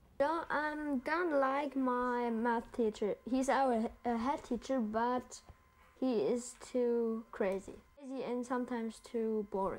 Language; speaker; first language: English; non-native, learner; German